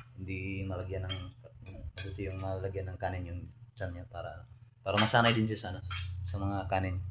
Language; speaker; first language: Filipino; non-native, local second language; Cebuano